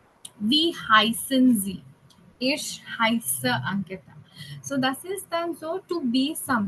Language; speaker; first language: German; non-native, fluent; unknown